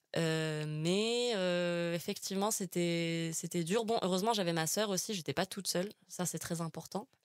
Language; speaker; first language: French; non-native, local second language; Arabic